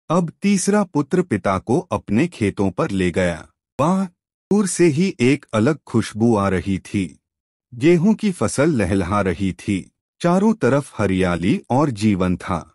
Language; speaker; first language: Hindi; native; Hindi